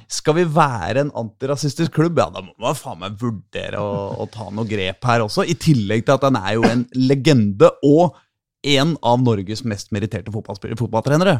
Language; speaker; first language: Norwegian; native; Norwegian